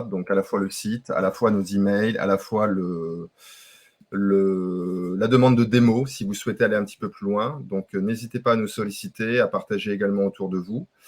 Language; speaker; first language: French; native; French